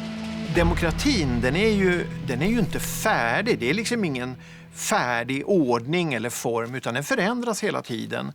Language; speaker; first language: Swedish; native; Swedish